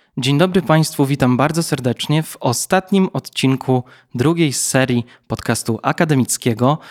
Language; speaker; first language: Polish; native; Polish